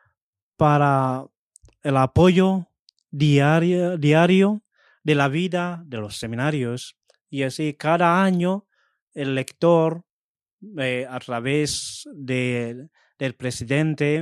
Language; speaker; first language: Spanish; non-native, fluent; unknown